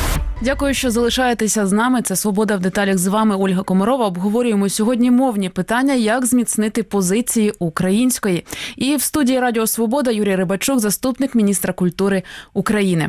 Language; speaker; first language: Ukrainian; native; Ukrainian